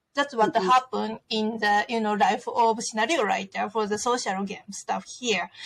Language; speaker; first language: English; non-native, fluent; Japanese